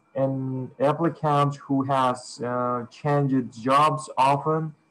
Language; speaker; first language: English; non-native, fluent; Uzbek